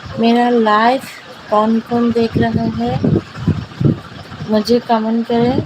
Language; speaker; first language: Hindi; non-native, learner; Bangla